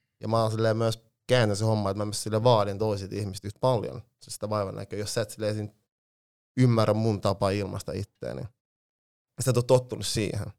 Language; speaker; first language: Finnish; early bilingual, other home language; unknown